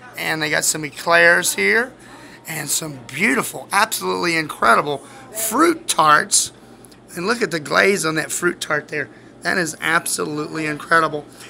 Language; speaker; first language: English; native; English